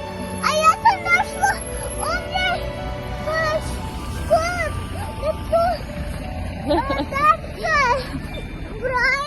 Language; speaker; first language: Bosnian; early bilingual, heritage; Serbian